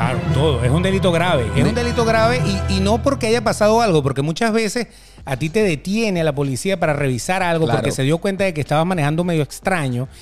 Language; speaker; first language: Spanish; native; Spanish